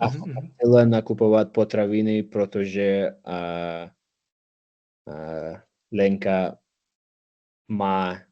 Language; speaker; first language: Czech; non-native, learner; English